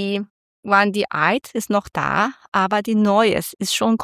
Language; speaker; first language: German; non-native, learner; Chinese